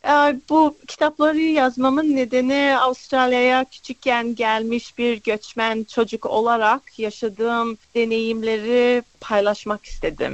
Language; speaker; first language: Turkish; early bilingual, other home language; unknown